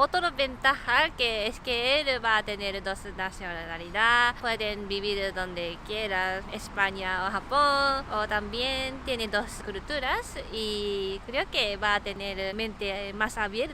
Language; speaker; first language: Spanish; non-native, fluent; Japanese